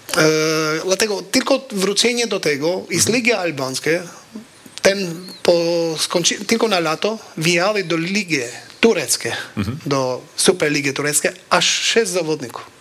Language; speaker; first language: Polish; non-native, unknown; Albanian